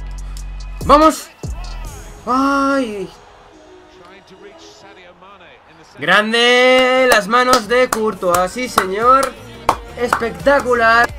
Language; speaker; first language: Spanish; native; Spanish